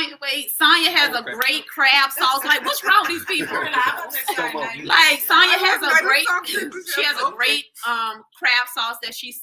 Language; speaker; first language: English; native; English